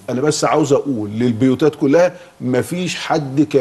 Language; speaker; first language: Arabic; native; Arabic